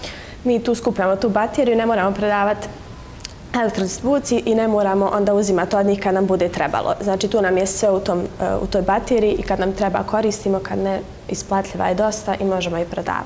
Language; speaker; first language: Bosnian; native; Bosnian